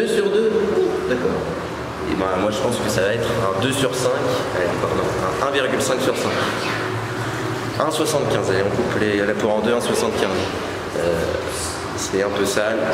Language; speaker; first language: French; native; French